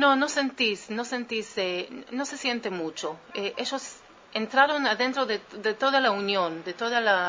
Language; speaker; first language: Spanish; early bilingual, heritage; Spanish